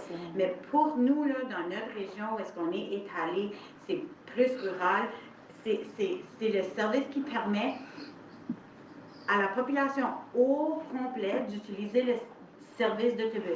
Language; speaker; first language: French; native; French